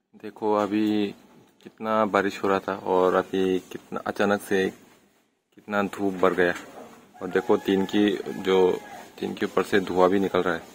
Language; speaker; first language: Hindi; non-native, local second language; Kok Borok